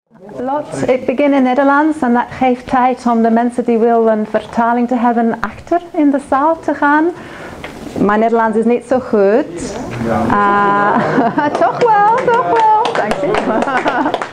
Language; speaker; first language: Dutch; non-native, learner; English